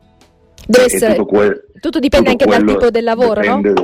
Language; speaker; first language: Italian; native; Italian